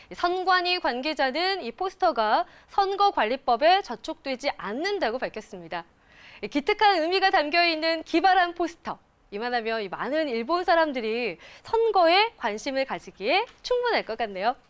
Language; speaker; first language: Korean; native; Korean